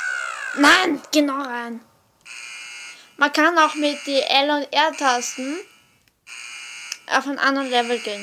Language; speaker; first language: German; native; German